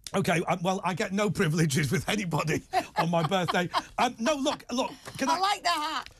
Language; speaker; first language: English; native; English